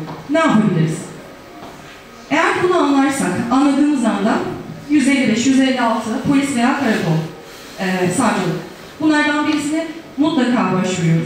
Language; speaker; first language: Turkish; native; Turkish